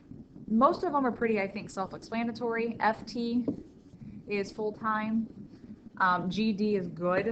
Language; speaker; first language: English; native; English